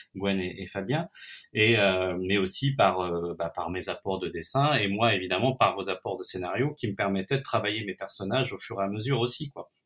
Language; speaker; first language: French; native; French